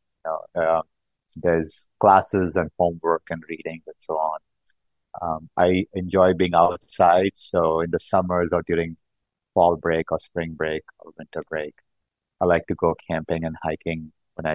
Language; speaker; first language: English; non-native, local second language; Konkani